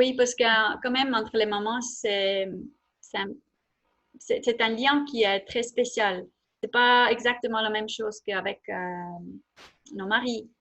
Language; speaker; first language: French; non-native, fluent; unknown